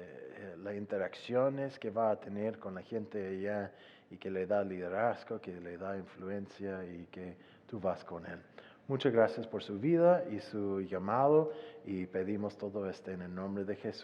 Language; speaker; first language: Spanish; non-native, fluent; English